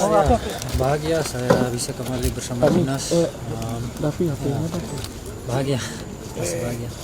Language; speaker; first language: Indonesian; non-native, fluent; Dutch